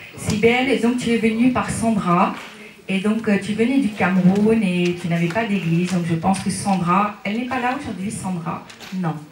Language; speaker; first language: French; native; French